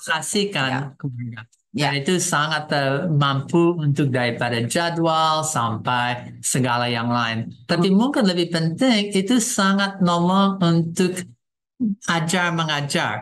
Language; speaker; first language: Indonesian; non-native, fluent; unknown